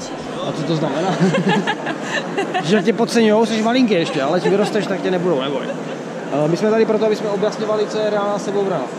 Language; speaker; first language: Czech; native; Czech